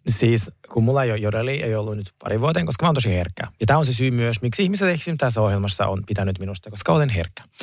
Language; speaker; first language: Finnish; non-native, fluent; Russian